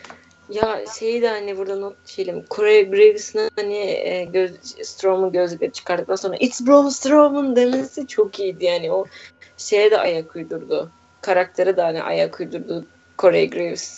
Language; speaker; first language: Turkish; native; Turkish